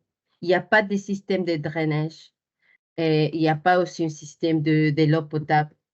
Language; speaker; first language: French; non-native, fluent; Spanish